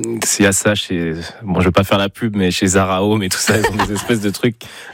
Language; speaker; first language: French; native; French